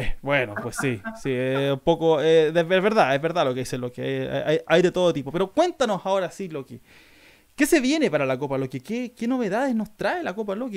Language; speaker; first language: Spanish; native; Spanish